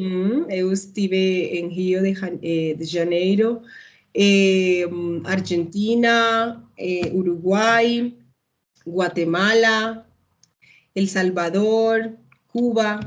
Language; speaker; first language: Portuguese; non-native, learner; Spanish